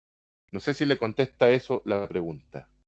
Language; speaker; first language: Spanish; native; Spanish